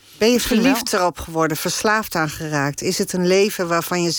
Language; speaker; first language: Dutch; native; Dutch